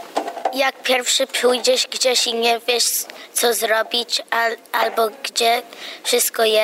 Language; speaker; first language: Polish; early bilingual, heritage; Polish